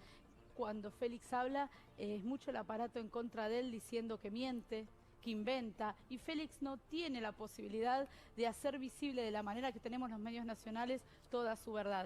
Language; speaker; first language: Spanish; native; Spanish